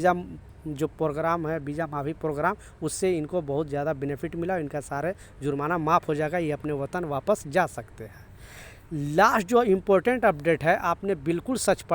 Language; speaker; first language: Hindi; native; Hindi